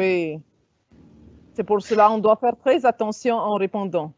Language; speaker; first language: French; non-native, fluent; Arabic